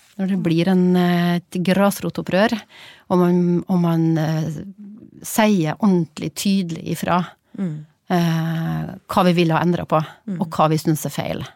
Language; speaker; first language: Norwegian; native; Norwegian